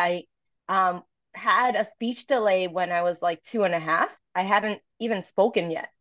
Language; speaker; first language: English; early bilingual, other home language; Cantonese